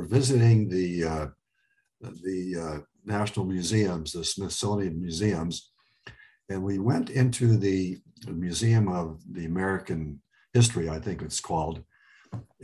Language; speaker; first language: English; early bilingual, other home language; Arabic